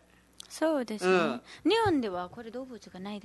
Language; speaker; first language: Japanese; non-native, learner; Nepali